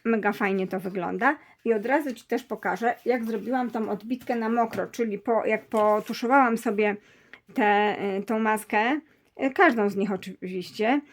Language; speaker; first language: Polish; native; Polish